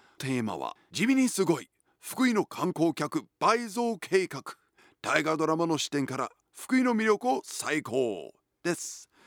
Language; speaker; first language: Japanese; non-native, fluent; English